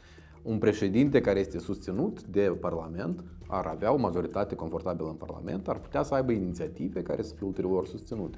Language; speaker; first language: Romanian; native; Romanian